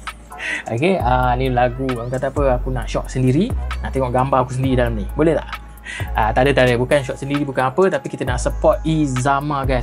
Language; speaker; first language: Malay; native; Malay